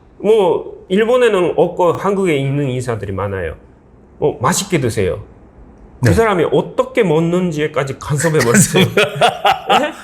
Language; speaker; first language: Korean; non-native, fluent; Japanese